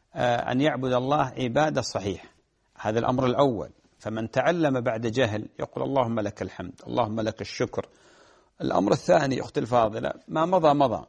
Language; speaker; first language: Arabic; native; Arabic